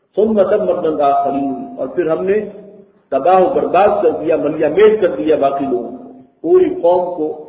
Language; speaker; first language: Urdu; native; Urdu